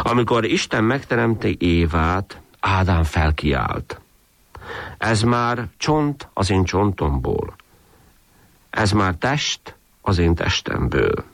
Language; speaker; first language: Hungarian; native; Hungarian